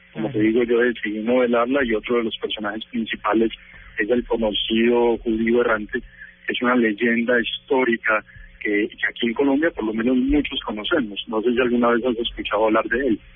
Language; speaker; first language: Spanish; native; Spanish